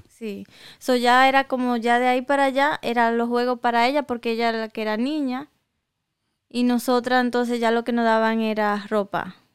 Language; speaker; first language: Spanish; native; Spanish